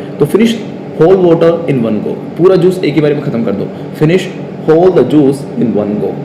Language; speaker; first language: Hindi; native; Hindi